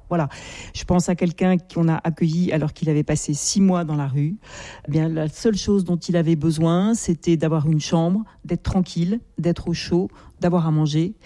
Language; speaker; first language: French; native; French